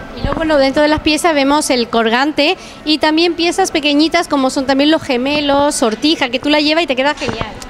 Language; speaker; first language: Spanish; native; Spanish